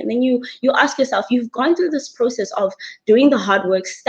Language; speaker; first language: English; non-native, local second language; Tswana